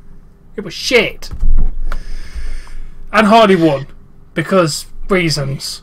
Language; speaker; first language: English; native; English